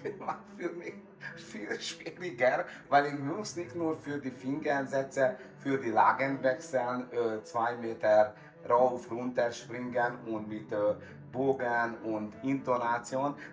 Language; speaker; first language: German; non-native, fluent; Hungarian